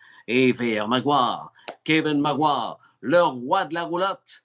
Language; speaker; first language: French; native; French